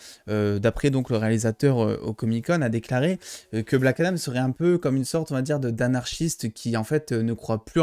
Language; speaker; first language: French; native; French